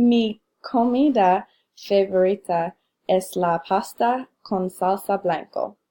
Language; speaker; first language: Spanish; non-native, learner; English